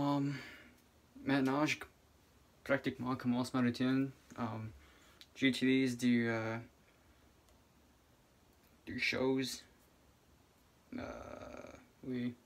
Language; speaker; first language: French; non-native, learner; English